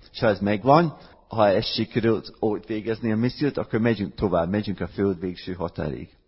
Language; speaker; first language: Hungarian; non-native, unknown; English